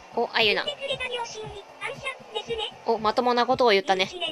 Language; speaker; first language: Japanese; native; Japanese